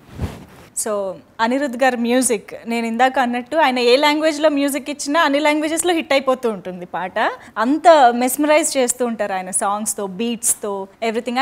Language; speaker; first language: Telugu; native; Telugu